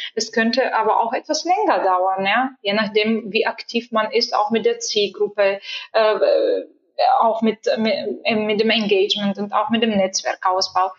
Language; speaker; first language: German; non-native, fluent; Bulgarian